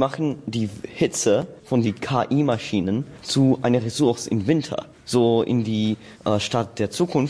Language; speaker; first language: German; non-native, learner; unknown